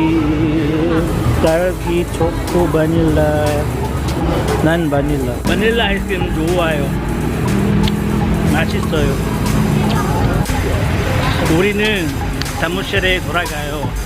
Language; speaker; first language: Korean; non-native, learner; Cebuano